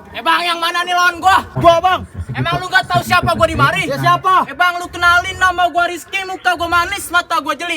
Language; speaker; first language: Indonesian; native; Indonesian